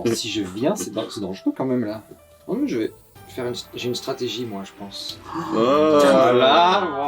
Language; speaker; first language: French; native; French